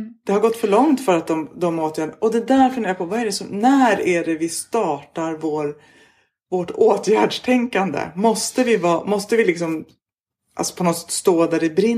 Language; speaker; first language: Swedish; native; Swedish